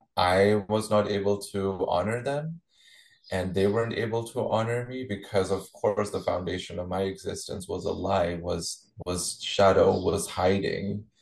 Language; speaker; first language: English; non-native, local second language; Punjabi